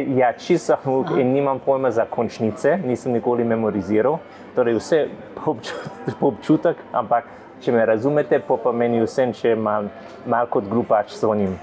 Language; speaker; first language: Slovenian; non-native, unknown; English